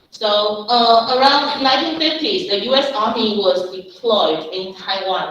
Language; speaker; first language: English; non-native, fluent; Chinese